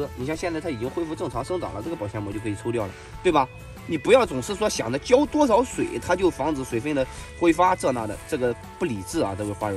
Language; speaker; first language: Chinese; native; Chinese